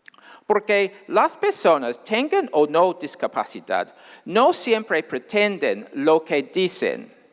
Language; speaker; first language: Spanish; non-native, fluent; English